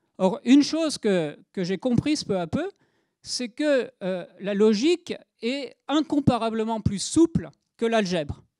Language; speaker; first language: French; native; French